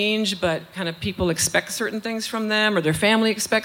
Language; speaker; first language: English; native; English